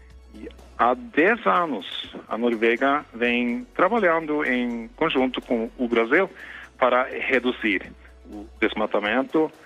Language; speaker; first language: Portuguese; non-native, fluent; Norwegian